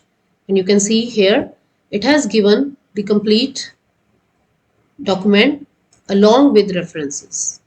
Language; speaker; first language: English; non-native, local second language; Hindi